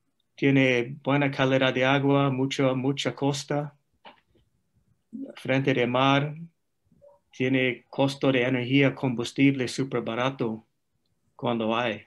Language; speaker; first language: Spanish; non-native, fluent; English